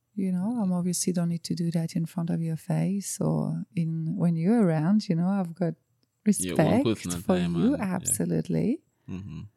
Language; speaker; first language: English; non-native, fluent; French